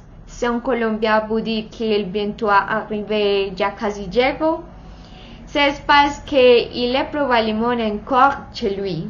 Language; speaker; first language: French; non-native, learner; Spanish